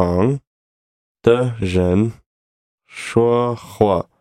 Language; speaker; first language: Chinese; non-native, learner; English